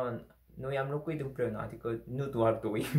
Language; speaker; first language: Romanian; non-native, learner; Korean